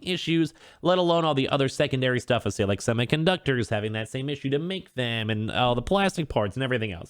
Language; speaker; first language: English; native; English